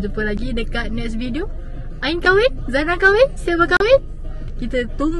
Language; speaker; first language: Malay; native; Malay